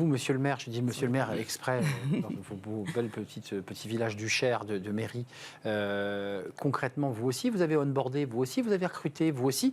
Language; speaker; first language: French; native; French